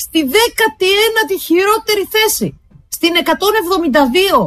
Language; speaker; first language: Greek; native; Greek